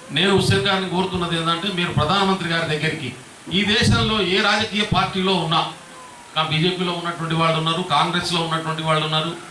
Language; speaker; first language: Telugu; non-native, local second language; Lambadi